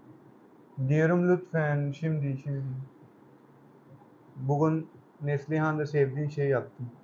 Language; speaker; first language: Turkish; non-native, learner; Urdu